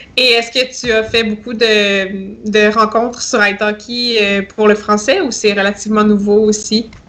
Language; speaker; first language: French; native; French